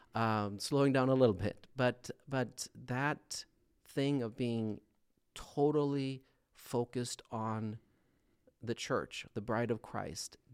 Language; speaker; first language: English; non-native, fluent; Swedish